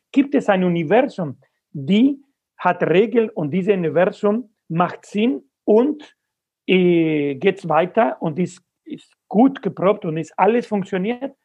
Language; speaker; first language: German; non-native, fluent; Spanish